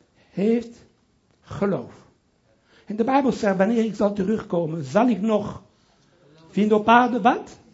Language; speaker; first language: Dutch; non-native, fluent; French